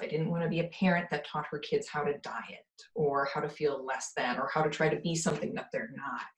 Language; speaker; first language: English; native; English